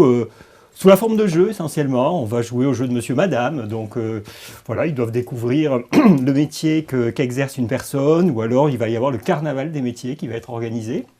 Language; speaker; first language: French; native; French